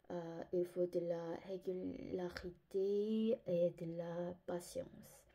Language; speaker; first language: French; non-native, fluent; Korean